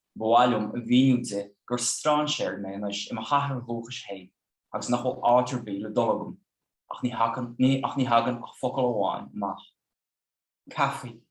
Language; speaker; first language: Irish; non-native, fluent; Dutch